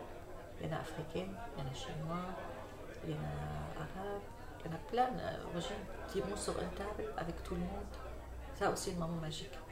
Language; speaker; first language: French; non-native, learner; Arabic